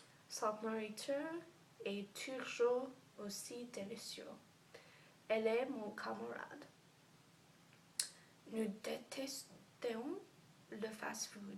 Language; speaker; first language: French; non-native, learner; English